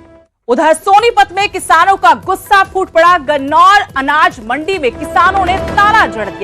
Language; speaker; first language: Hindi; native; Hindi